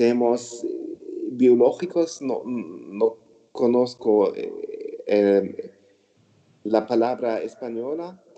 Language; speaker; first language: Spanish; non-native, learner; German